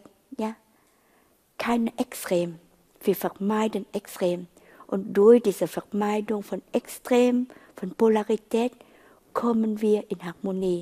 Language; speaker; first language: German; non-native, fluent; Vietnamese